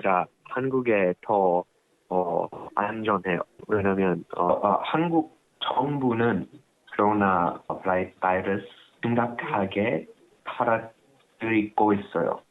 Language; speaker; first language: Korean; non-native, learner; English